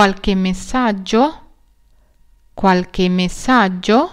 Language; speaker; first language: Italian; non-native, learner; Sinhala